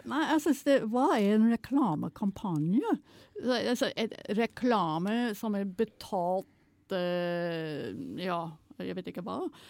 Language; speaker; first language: Norwegian; non-native, fluent; English